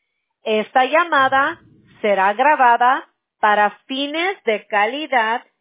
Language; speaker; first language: Spanish; early bilingual, heritage; Spanish